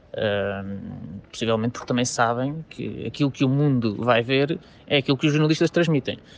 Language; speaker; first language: Portuguese; native; Portuguese